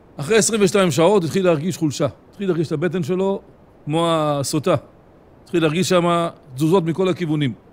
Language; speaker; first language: Hebrew; native; Hebrew